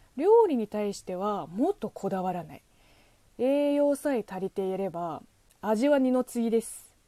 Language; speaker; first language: Japanese; non-native, fluent; Chinese